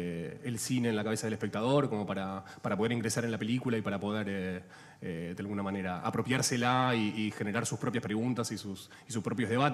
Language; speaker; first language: Spanish; native; Spanish